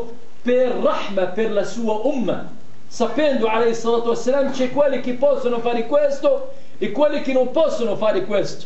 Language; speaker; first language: Italian; non-native, fluent; Arabic